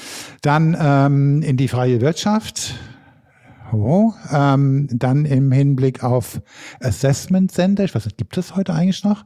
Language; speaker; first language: German; native; German